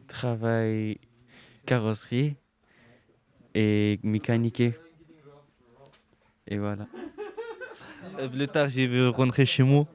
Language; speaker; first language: French; non-native, learner; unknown